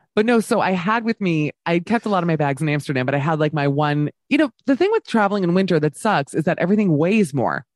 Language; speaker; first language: English; native; English